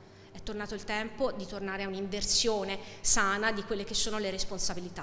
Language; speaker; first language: Italian; native; Italian